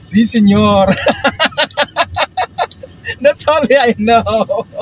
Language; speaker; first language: Spanish; non-native, learner; Bikol